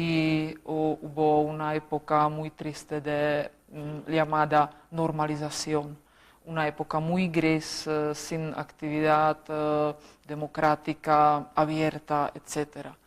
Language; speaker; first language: Spanish; non-native, fluent; Czech